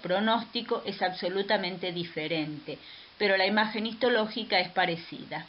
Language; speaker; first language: Spanish; native; Spanish